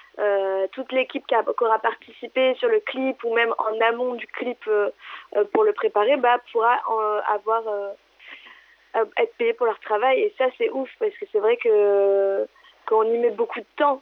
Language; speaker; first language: French; native; French